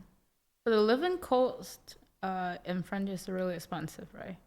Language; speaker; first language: English; non-native, learner; Chinese